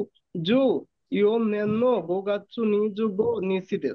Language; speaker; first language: Japanese; non-native, learner; Bangla